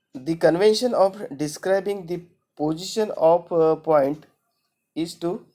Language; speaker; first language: English; non-native, local second language; Marathi